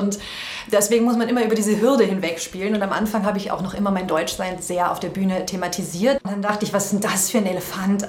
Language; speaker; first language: German; native; German